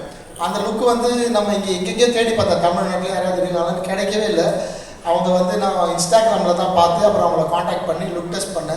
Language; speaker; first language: Tamil; native; Tamil